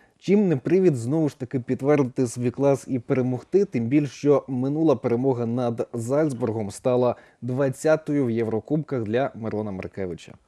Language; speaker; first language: Ukrainian; native; Ukrainian